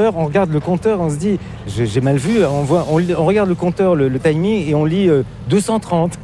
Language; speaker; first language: French; native; French